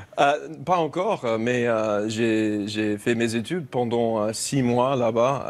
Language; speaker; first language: French; non-native, learner; English